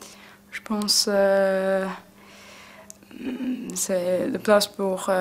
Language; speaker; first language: French; non-native, learner; Slovak